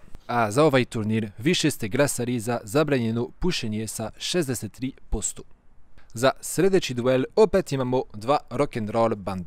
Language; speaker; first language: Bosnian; non-native, fluent; French